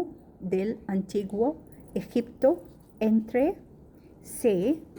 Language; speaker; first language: Spanish; non-native, learner; Arabic